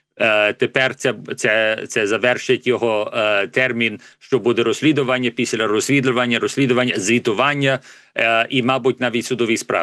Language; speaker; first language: Ukrainian; early bilingual, heritage; English